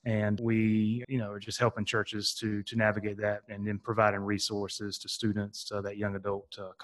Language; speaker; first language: English; native; English